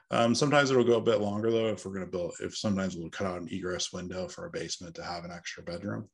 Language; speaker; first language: English; native; English